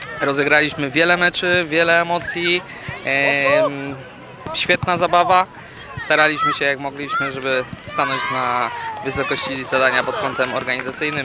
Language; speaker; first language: Polish; native; Polish